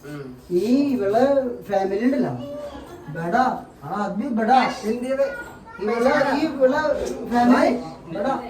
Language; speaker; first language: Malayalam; non-native, learner; Nepali